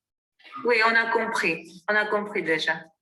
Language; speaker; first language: French; non-native, fluent; Armenian